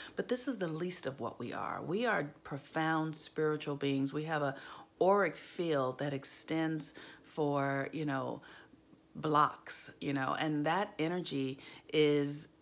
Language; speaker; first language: English; native; English